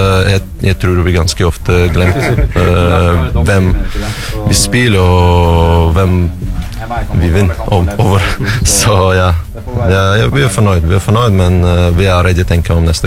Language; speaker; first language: Norwegian; non-native, learner; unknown